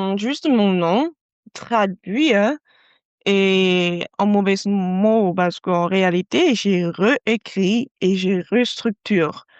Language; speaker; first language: French; non-native, fluent; German